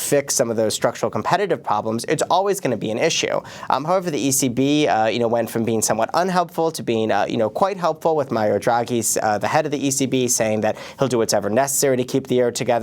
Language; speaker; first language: English; native; English